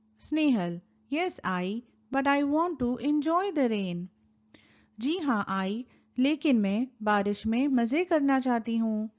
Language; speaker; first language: Urdu; native; Urdu